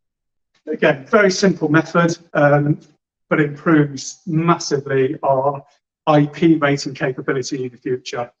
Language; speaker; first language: English; native; English